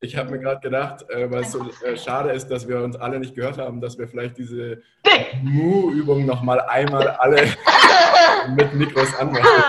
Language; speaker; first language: German; native; German